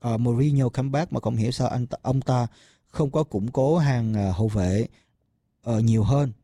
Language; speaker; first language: Vietnamese; early bilingual, heritage; Vietnamese